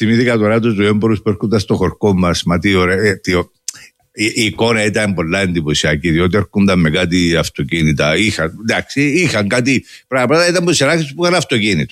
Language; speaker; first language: Greek; native; Greek